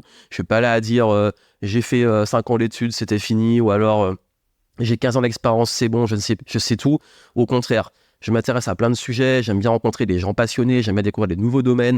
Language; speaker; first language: French; native; French